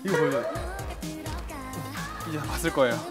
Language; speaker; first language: Korean; native; Korean